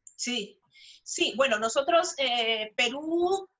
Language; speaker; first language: Spanish; native; Spanish